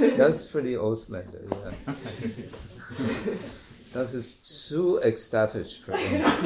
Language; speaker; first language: German; non-native, fluent; English